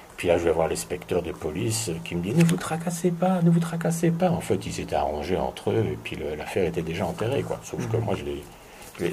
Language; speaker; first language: French; native; French